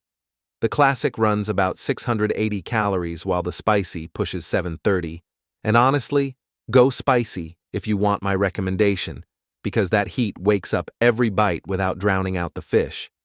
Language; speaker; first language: English; native; English